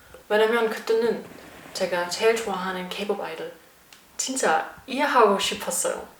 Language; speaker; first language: Korean; non-native, learner; German